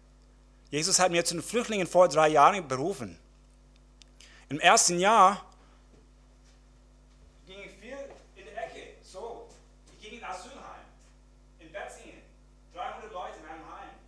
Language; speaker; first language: German; non-native, fluent; English